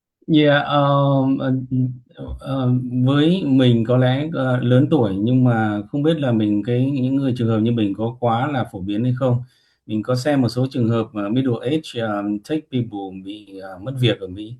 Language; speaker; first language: Vietnamese; native; Vietnamese